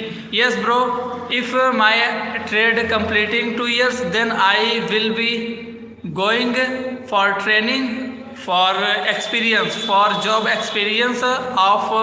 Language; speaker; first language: English; non-native, learner; Hindi